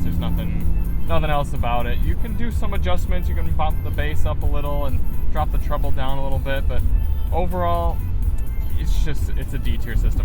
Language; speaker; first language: English; native; English